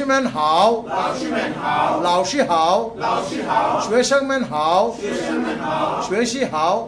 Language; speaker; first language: Chinese; non-native, fluent; Bangla